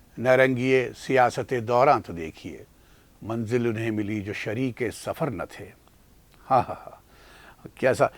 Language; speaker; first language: Urdu; native; Urdu